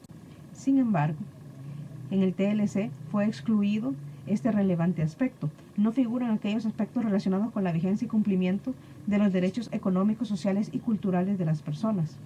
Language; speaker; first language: Spanish; native; Spanish